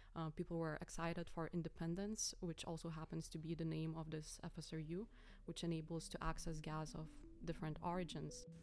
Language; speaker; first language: English; non-native, fluent; Lithuanian